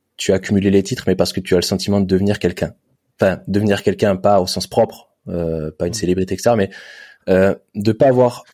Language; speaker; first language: French; native; French